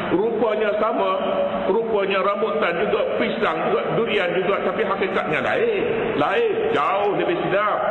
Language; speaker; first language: Malay; native; Malay